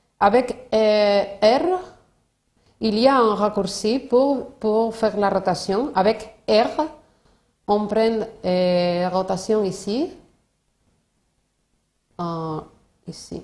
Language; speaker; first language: French; non-native, learner; Spanish